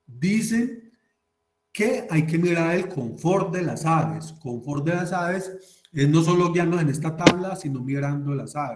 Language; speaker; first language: Spanish; native; Spanish